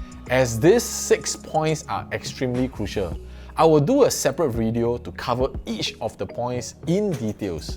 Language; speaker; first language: English; native; English